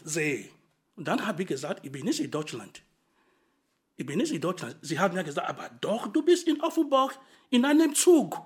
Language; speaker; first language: German; non-native, fluent; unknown